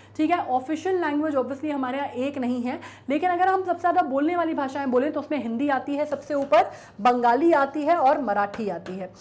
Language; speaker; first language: Hindi; native; Hindi